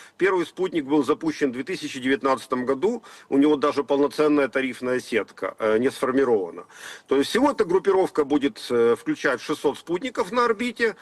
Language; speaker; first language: Russian; native; Russian